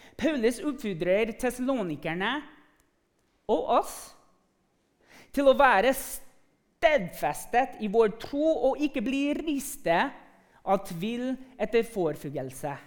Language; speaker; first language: Norwegian; non-native, fluent; English